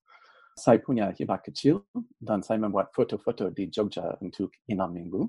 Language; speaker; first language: Indonesian; non-native, fluent; English